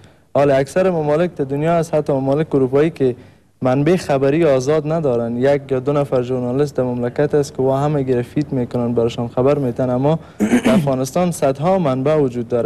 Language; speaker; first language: Persian; native; Persian